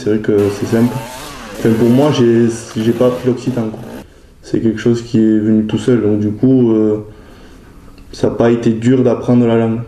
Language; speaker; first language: French; native; French